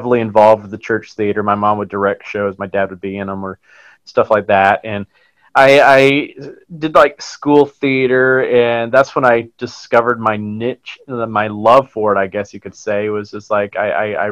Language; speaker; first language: English; native; English